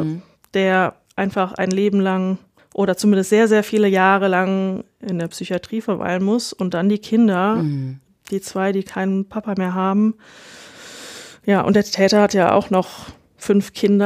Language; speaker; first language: German; native; German